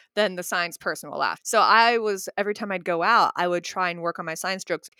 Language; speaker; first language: English; native; English